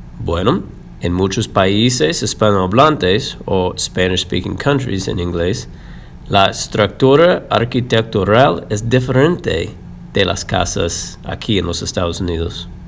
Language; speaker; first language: Spanish; non-native, fluent; English